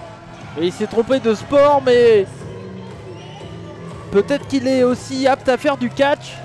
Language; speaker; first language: French; native; French